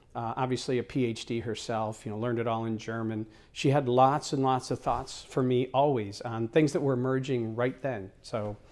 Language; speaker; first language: English; native; English